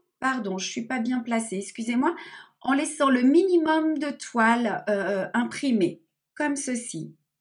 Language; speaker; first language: French; native; French